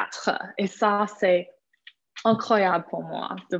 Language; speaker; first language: French; non-native, fluent; English